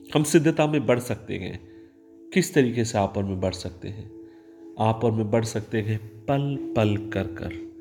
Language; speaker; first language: Hindi; non-native, local second language; Marathi